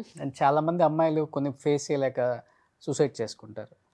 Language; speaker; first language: Telugu; native; Telugu